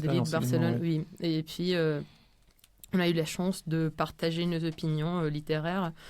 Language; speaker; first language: French; non-native, fluent; Spanish